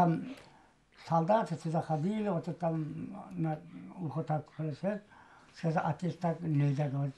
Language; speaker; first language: Russian; non-native, local second language; Tajik